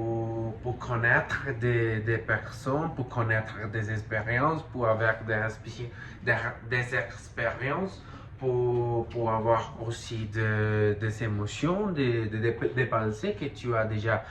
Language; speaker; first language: French; non-native, learner; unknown